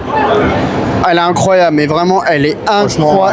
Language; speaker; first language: French; native; French